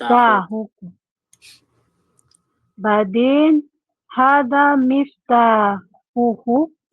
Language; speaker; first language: Arabic; non-native, learner; Filipino